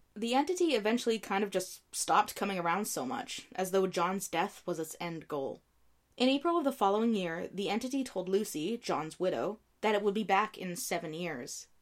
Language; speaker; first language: English; native; English